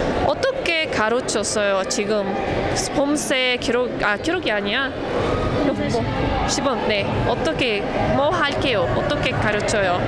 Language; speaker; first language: Korean; non-native, learner; Spanish